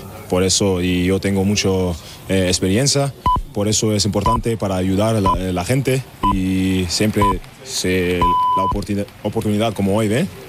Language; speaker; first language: Spanish; non-native, learner; German